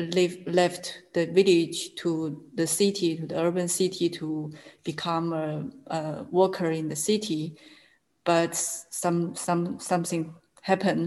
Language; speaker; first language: English; non-native, learner; Chinese